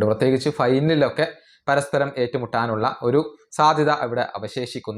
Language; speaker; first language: Malayalam; native; Malayalam